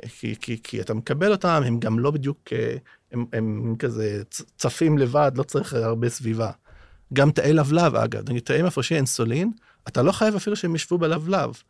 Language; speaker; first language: Hebrew; non-native, local second language; Arabic